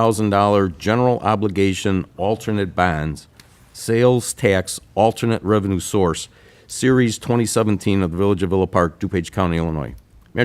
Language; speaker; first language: English; native; English